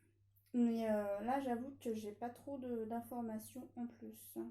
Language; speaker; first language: French; native; French